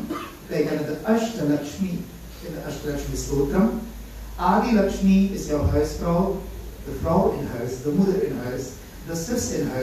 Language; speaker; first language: Dutch; non-native, local second language; Caribbean Hindustani